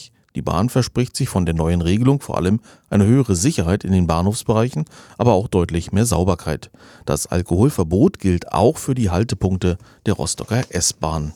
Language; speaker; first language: German; native; German